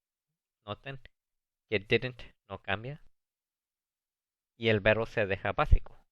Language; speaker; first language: Spanish; early bilingual, heritage; English